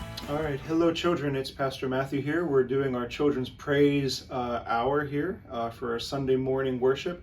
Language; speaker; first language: English; native; English